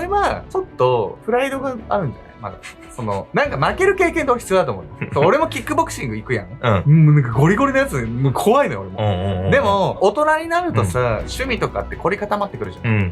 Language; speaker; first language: Japanese; native; Japanese